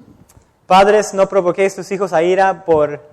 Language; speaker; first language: Spanish; native; Spanish